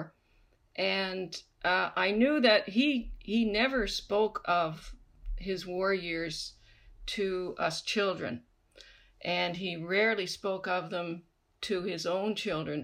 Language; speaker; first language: English; native; English